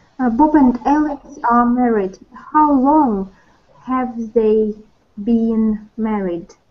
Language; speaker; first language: English; non-native, learner; Russian